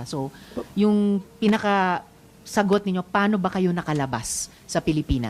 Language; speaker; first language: Filipino; native; Filipino